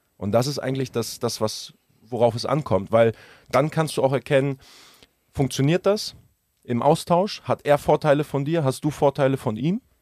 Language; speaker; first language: German; early bilingual, other home language; Russian